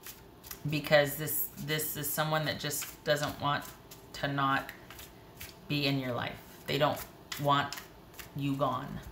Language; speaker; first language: English; native; English